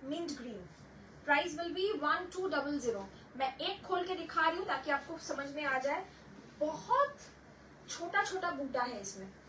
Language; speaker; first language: Hindi; non-native, local second language; Bangla